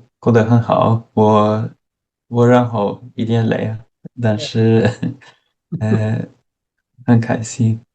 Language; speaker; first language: Chinese; non-native, learner; French